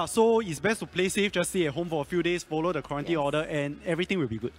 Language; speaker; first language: English; non-native, local second language; Chinese